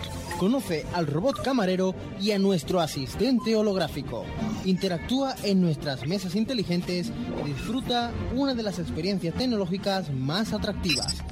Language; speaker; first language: Spanish; native; Spanish